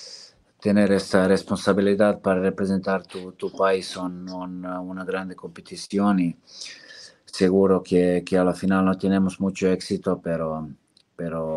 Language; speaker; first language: Spanish; non-native, fluent; Serbian